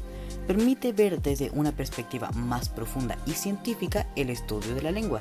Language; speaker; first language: Spanish; native; Spanish